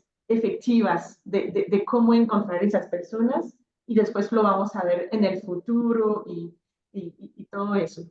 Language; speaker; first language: Spanish; non-native, fluent; French